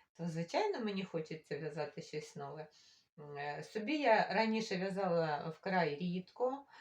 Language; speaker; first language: Ukrainian; non-native, local second language; Russian